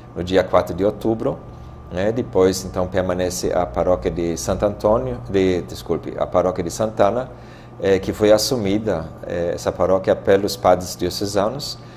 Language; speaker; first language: Portuguese; non-native, fluent; German